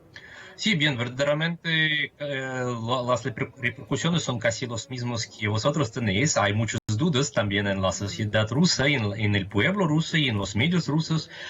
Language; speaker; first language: Spanish; non-native, fluent; Russian